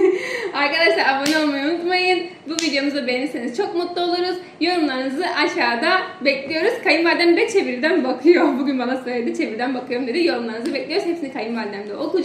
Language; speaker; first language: Turkish; non-native, fluent; Indonesian